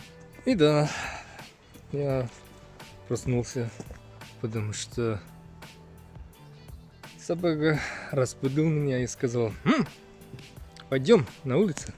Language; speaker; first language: Russian; non-native, learner; Finnish